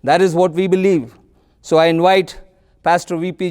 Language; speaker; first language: English; non-native, local second language; Malayalam